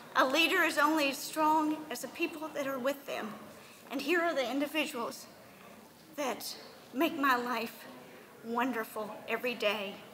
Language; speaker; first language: English; native; English